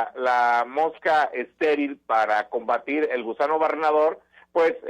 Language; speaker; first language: Spanish; native; Spanish